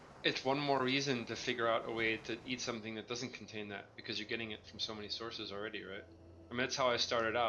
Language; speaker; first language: English; native; English